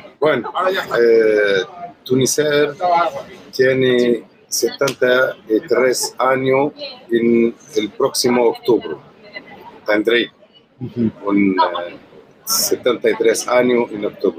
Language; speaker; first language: Spanish; non-native, learner; Arabic